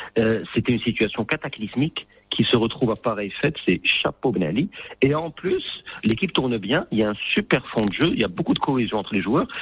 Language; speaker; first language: French; non-native, local second language; Arabic